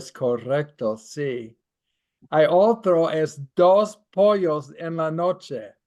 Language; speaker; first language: Spanish; non-native, fluent; English